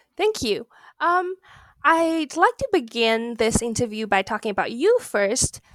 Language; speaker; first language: English; non-native, fluent; Chinese